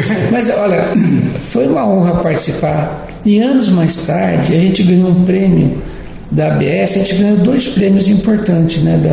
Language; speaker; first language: Portuguese; native; Portuguese